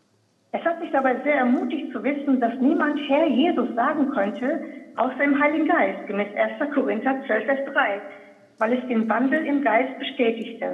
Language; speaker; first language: German; native; German